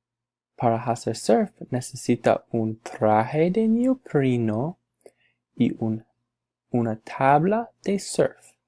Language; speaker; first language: Spanish; non-native, learner; English